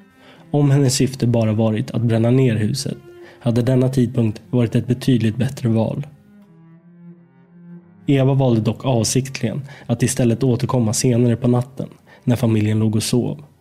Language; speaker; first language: Swedish; native; Swedish